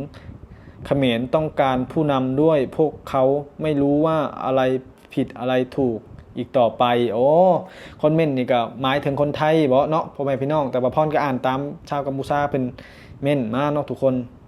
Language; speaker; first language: Thai; non-native, local second language; Northeastern Thai